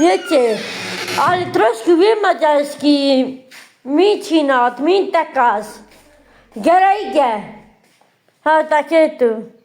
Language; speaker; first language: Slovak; non-native, local second language; Romany